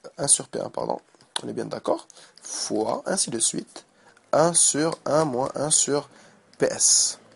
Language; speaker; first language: French; non-native, local second language; Arabic